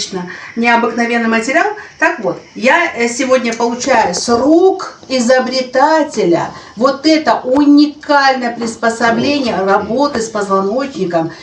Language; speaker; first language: Russian; native; Russian